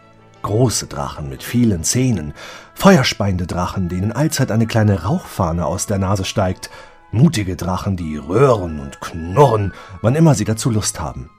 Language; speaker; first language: German; native; German